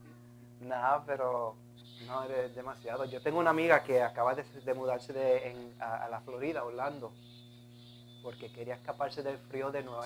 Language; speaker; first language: Spanish; early bilingual, heritage; Spanish